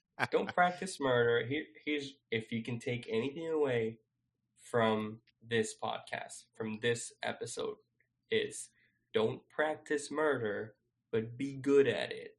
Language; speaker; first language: English; non-native, fluent; Spanish